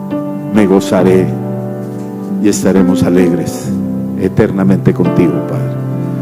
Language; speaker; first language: Spanish; native; Spanish